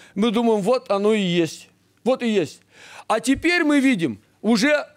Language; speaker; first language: Russian; native; Russian